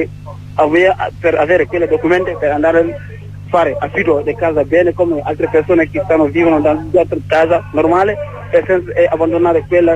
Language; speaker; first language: Italian; non-native, learner; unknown